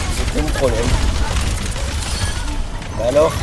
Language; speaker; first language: French; native; French